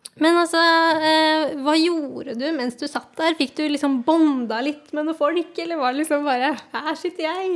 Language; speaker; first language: Norwegian; native; Norwegian